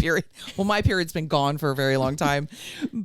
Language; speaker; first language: English; native; English